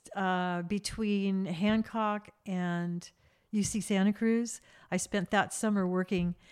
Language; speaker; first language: English; native; English